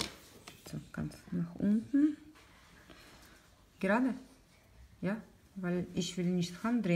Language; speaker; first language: German; non-native, learner; Russian